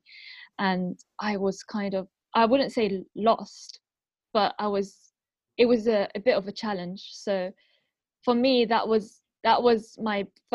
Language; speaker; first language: English; non-native, local second language; Arabic